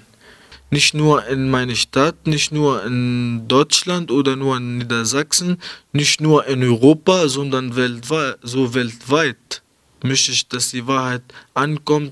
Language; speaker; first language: German; early bilingual, other home language; Arabic